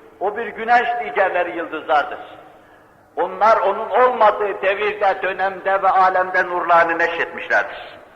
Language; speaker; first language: Turkish; native; Turkish